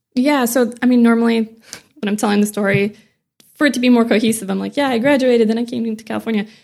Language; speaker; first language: English; native; English